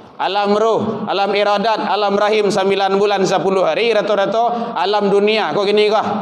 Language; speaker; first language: Malay; non-native, local second language; Minangkabau